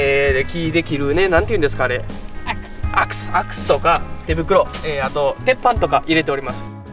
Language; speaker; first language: Japanese; native; Japanese